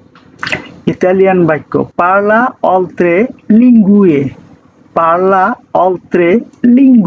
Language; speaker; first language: Italian; non-native, learner; Bangla